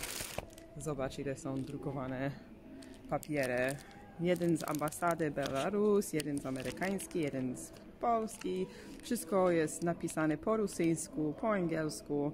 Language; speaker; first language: Polish; early bilingual, heritage; English